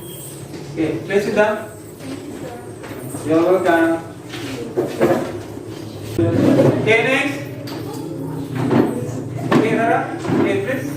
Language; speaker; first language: English; non-native, learner; Indonesian